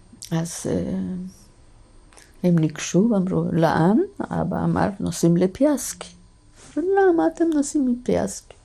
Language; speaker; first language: Hebrew; non-native, fluent; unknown